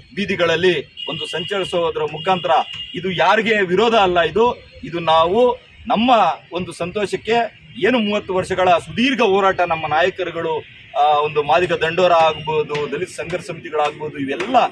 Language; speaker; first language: Kannada; native; Kannada